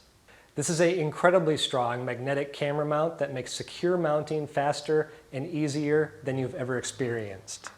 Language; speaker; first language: English; native; English